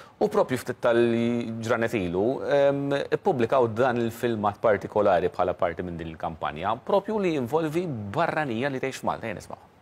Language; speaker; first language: Maltese; native; Maltese